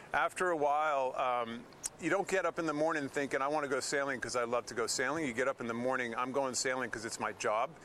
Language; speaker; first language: English; native; English